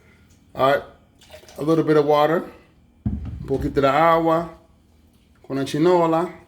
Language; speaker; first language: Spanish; non-native, learner; English